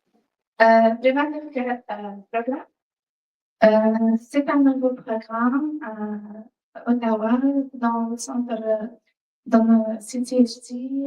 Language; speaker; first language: French; non-native, fluent; Arabic